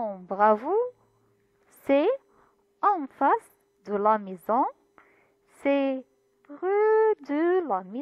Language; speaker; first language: French; non-native, fluent; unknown